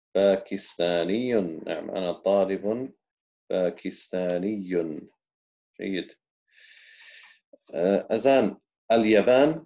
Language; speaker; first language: Arabic; non-native, fluent; English